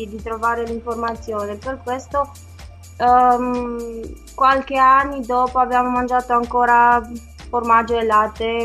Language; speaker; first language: Italian; non-native, fluent; Romanian